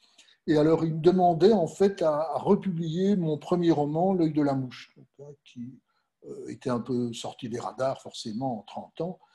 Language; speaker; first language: French; native; French